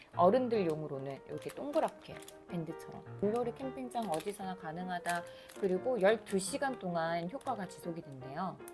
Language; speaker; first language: Korean; native; Korean